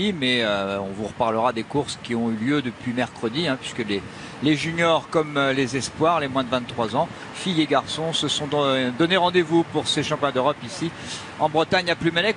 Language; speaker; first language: French; native; French